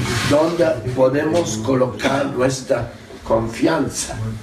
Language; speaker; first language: Spanish; non-native, fluent; German